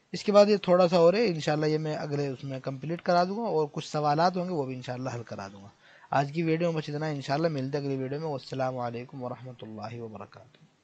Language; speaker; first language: Urdu; native; Urdu